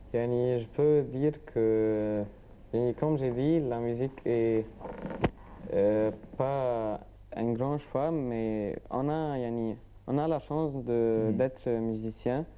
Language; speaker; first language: French; non-native, learner; Arabic